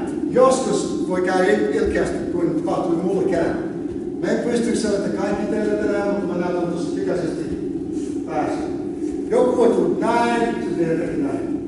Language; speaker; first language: Finnish; non-native, learner; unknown